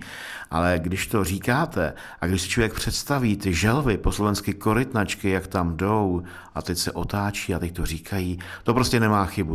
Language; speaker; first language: Czech; native; Czech